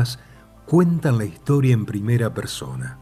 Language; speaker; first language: Spanish; native; Spanish